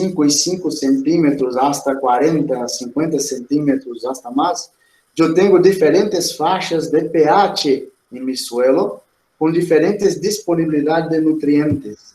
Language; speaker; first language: Spanish; non-native, fluent; Portuguese